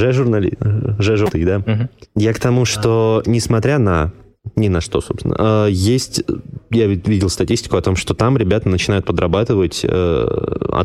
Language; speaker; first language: Russian; native; Russian